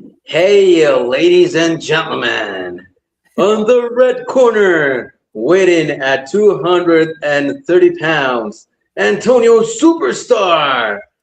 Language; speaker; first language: English; non-native, fluent; Spanish